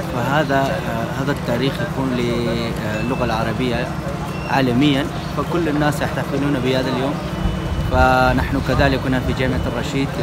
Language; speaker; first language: Arabic; non-native, fluent; Urdu